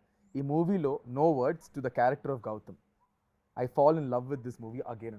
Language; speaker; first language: Telugu; native; Telugu